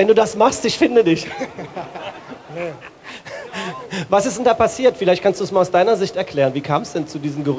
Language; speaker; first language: German; native; German